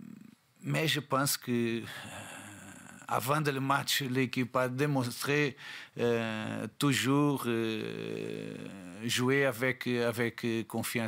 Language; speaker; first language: French; non-native, learner; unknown